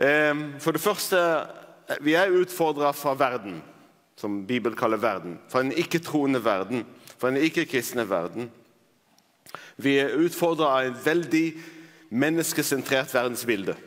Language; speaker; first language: Norwegian; non-native, fluent; Arabic